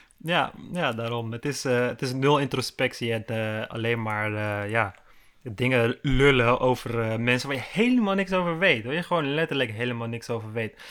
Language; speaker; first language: Dutch; early bilingual, other home language; Turkish